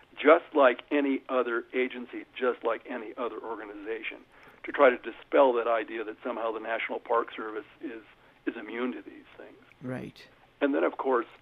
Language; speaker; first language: English; native; English